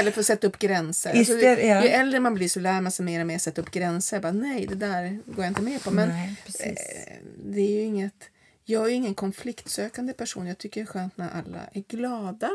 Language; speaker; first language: Swedish; native; Swedish